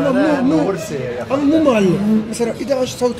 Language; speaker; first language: Arabic; early bilingual, heritage; Turkish